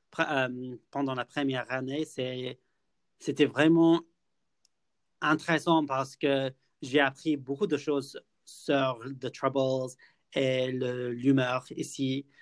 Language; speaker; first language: French; non-native, fluent; English